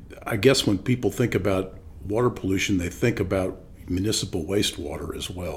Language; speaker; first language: English; native; English